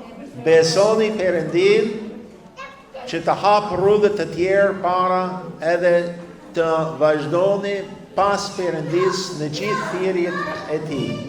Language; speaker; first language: Albanian; non-native, fluent; English